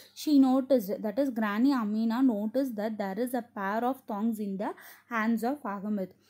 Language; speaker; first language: English; non-native, local second language; Tamil